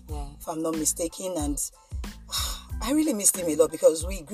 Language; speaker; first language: English; non-native, local second language; Yoruba